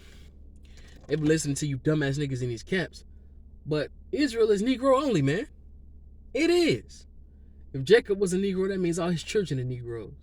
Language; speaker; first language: English; native; English